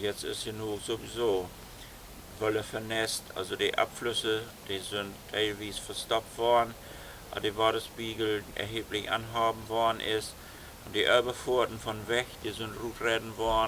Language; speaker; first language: German; non-native, local second language; Low German